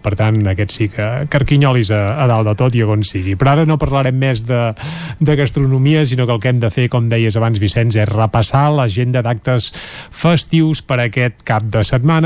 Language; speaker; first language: Catalan; native; Catalan